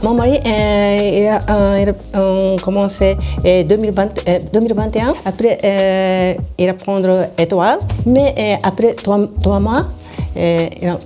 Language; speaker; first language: French; non-native, learner; Japanese